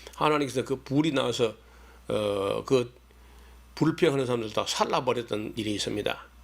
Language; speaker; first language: Korean; native; Korean